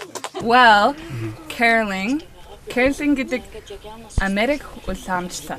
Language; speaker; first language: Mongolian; non-native, learner; English